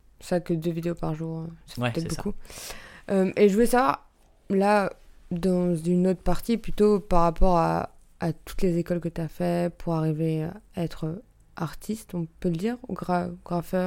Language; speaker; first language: French; native; French